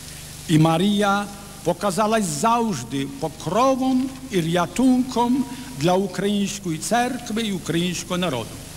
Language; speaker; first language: Ukrainian; early bilingual, heritage; Ukrainian